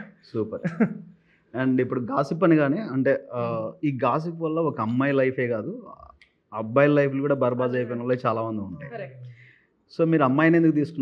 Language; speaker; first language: Telugu; native; Telugu